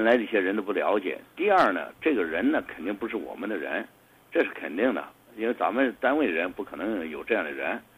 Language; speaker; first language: Chinese; native; Chinese